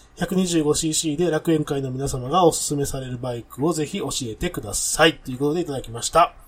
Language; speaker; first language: Japanese; native; Japanese